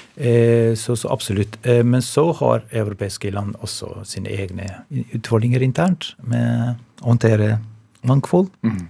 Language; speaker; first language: Norwegian; non-native, fluent; Albanian